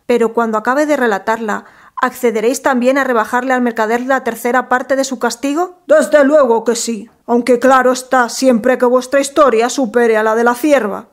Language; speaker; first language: Spanish; native; Spanish